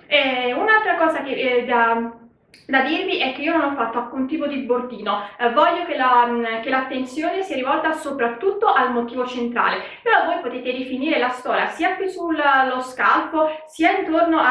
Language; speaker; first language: Italian; native; Italian